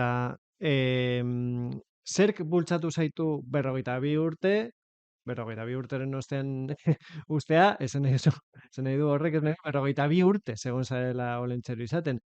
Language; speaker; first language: Basque; native; Basque